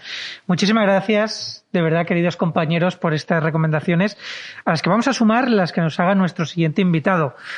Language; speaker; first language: Spanish; native; Spanish